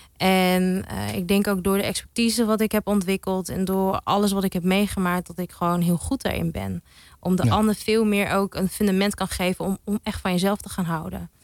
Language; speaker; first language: Dutch; native; Dutch